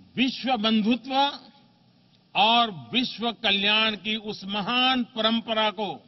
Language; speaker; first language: Hindi; non-native, local second language; Gujarati